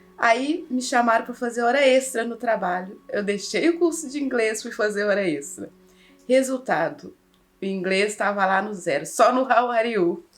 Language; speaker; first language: Portuguese; native; Portuguese